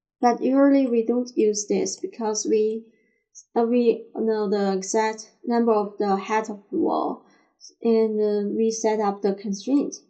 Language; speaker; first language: English; non-native, fluent; Chinese